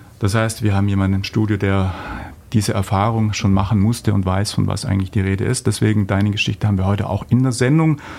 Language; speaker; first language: German; native; German